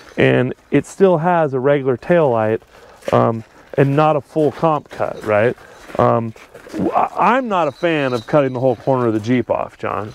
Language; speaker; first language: English; native; English